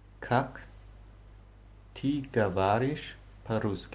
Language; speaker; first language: Russian; non-native, learner; German